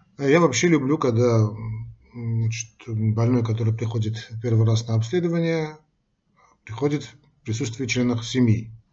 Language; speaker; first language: Russian; non-native, local second language; Armenian